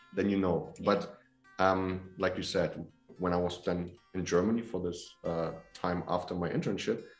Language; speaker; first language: English; non-native, fluent; Polish